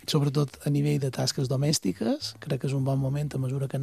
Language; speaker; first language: Catalan; native; Catalan